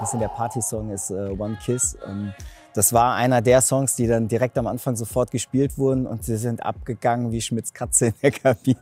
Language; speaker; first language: German; native; German